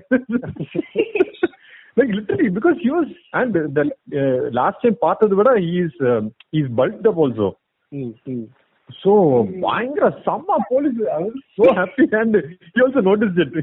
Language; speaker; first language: English; non-native, local second language; Tamil